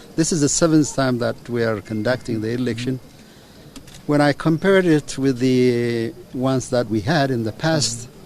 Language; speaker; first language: English; non-native, local second language; Amharic